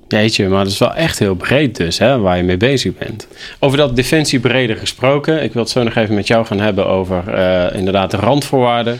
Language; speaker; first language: Dutch; native; Dutch